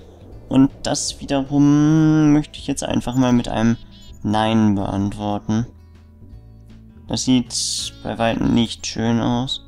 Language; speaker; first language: German; native; German